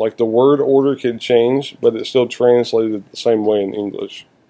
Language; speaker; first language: English; native; English